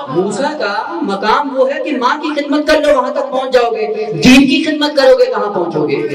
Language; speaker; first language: Urdu; non-native, local second language; Punjabi